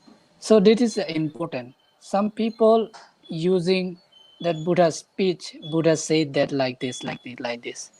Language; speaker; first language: English; non-native, fluent; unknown